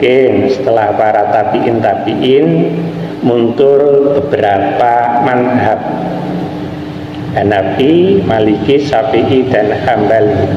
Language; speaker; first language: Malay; non-native, local second language; Javanese